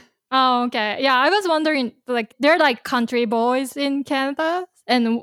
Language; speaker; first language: English; non-native, fluent; Japanese